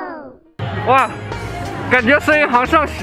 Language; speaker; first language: Chinese; native; Chinese